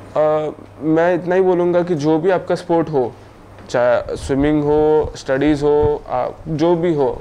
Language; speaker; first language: Hindi; non-native, local second language; Marathi